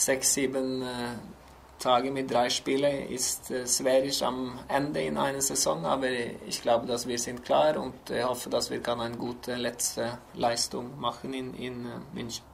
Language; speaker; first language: German; non-native, learner; Norwegian